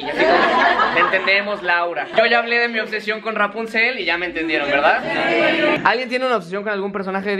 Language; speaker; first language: Spanish; native; Spanish